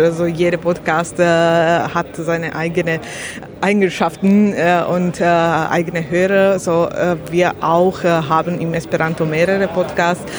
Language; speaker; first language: German; non-native, learner; Slovak